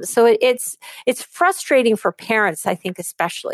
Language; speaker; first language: English; native; English